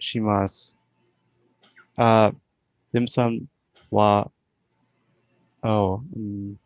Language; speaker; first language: Japanese; non-native, learner; English